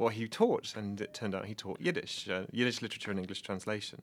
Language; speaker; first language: English; native; English